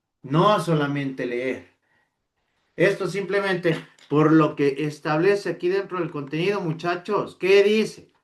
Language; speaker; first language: Spanish; native; Spanish